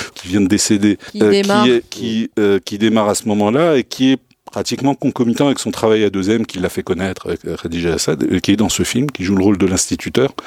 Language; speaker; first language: French; non-native, local second language; Tachelhit